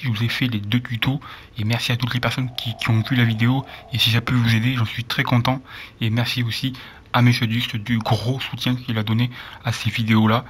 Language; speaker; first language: French; native; French